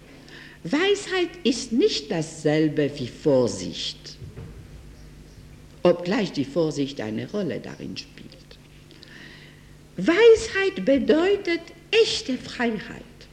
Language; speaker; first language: German; non-native, fluent; French